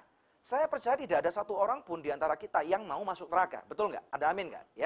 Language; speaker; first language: Indonesian; native; Indonesian